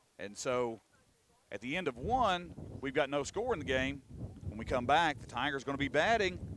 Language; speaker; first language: English; native; English